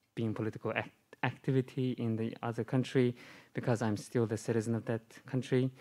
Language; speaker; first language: English; non-native, learner; Chinese